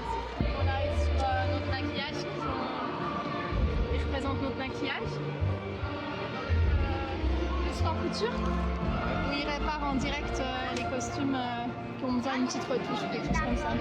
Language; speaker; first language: French; native; French